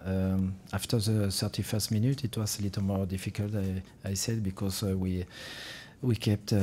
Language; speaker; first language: English; non-native, fluent; French